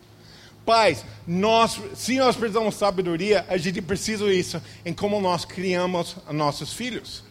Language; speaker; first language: Portuguese; non-native, fluent; English